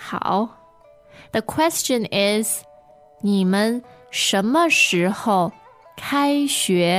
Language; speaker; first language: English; non-native, fluent; Chinese